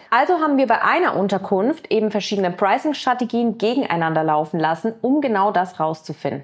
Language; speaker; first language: German; native; German